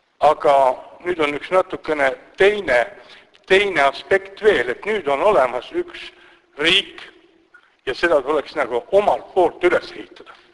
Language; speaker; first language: Estonian; non-native, local second language; Russian